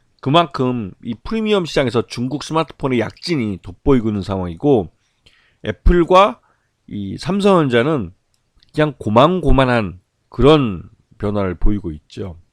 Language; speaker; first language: Korean; native; Korean